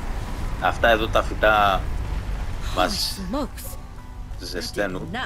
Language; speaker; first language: Greek; native; Greek